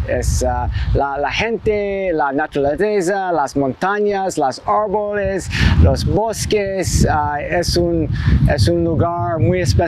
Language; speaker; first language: Spanish; non-native, learner; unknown